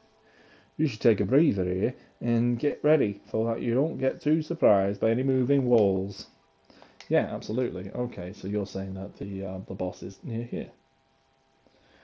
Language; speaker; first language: English; native; English